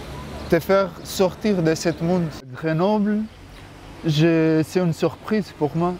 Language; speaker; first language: French; non-native, fluent; Portuguese